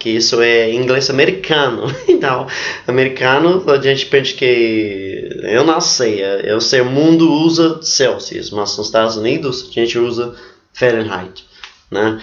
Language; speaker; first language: Portuguese; non-native, fluent; English